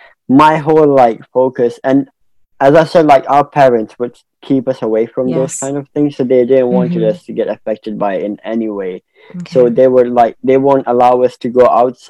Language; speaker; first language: English; non-native, local second language; Pashto